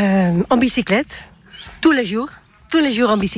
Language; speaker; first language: French; non-native, learner; Dutch